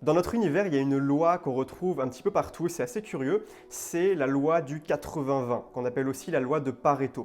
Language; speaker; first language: French; native; French